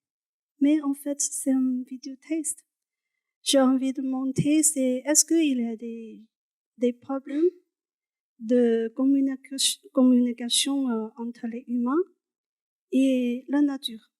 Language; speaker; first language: French; non-native, learner; Chinese